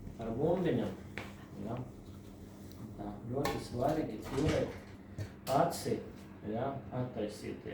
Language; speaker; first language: Latvian; non-native, local second language; Russian